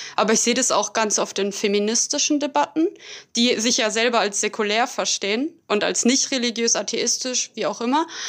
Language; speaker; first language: German; native; German